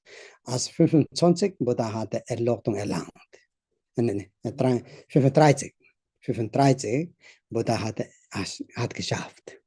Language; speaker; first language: German; non-native, learner; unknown